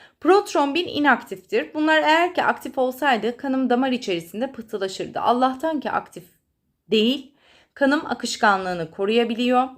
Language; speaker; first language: Turkish; native; Turkish